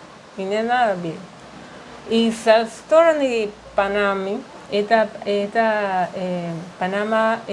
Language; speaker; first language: Russian; non-native, learner; Spanish